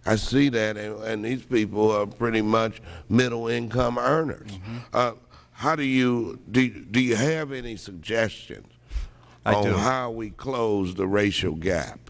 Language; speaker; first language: English; native; English